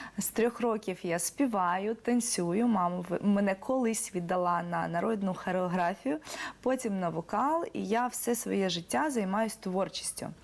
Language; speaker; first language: Ukrainian; non-native, local second language; Russian